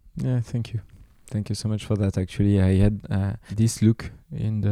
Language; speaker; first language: English; non-native, fluent; French